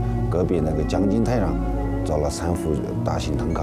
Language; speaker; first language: Chinese; non-native, local second language; Tibetan